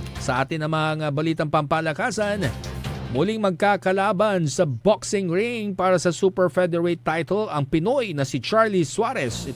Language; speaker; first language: Filipino; non-native, local second language; Iloko